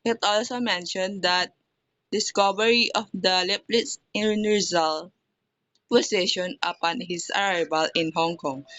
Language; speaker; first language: English; non-native, local second language; Filipino